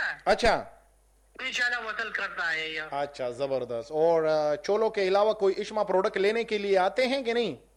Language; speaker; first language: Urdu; non-native, local second language; Pashto